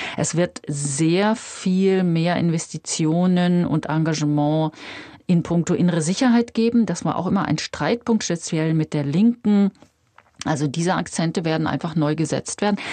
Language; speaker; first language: German; native; German